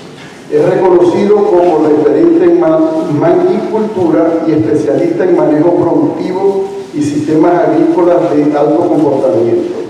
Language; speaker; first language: Spanish; native; Spanish